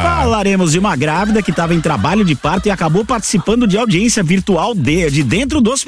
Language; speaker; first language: Portuguese; native; Portuguese